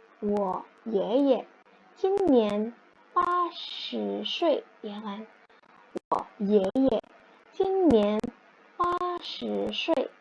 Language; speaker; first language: Chinese; non-native, fluent; Indonesian